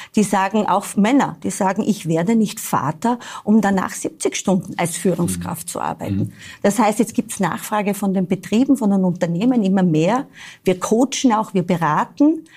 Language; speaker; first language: German; native; German